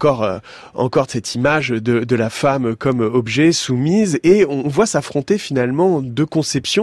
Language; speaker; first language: French; native; French